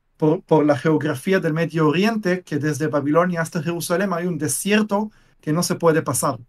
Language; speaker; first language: Spanish; non-native, fluent; Hebrew